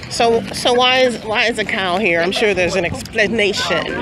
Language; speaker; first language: English; native; English